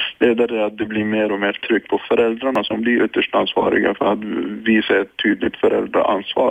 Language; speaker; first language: Swedish; non-native, fluent; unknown